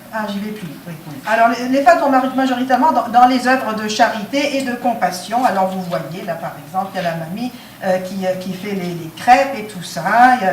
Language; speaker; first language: French; non-native, local second language; Arabic